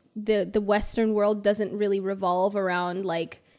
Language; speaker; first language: English; native; English